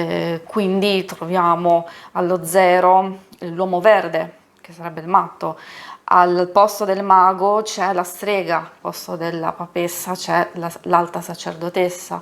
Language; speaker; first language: Italian; native; Italian